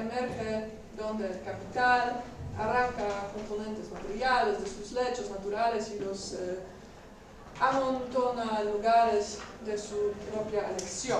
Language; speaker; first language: Spanish; non-native, learner; Polish